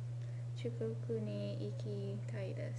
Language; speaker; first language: Japanese; non-native, learner; English